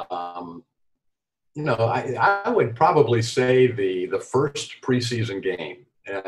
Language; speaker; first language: English; native; English